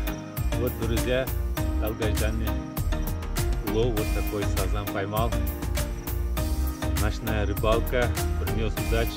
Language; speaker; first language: Russian; non-native, local second language; Uzbek